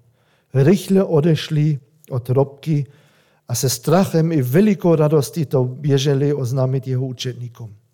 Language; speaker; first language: Czech; non-native, fluent; German